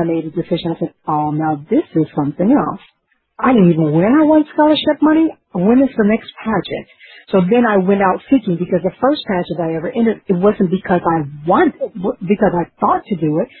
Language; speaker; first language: English; native; English